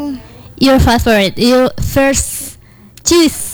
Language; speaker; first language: English; non-native, learner; Indonesian